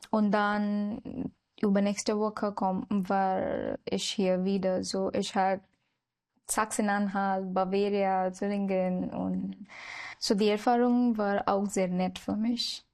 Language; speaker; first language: German; non-native, learner; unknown